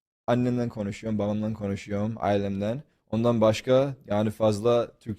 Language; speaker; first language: Turkish; early bilingual, heritage; Turkish